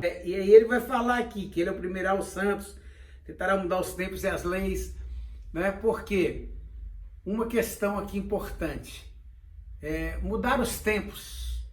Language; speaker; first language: Portuguese; native; Portuguese